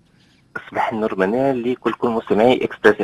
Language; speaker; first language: Arabic; native; Arabic